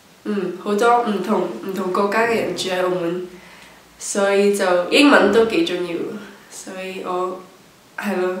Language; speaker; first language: Cantonese; non-native, local second language; English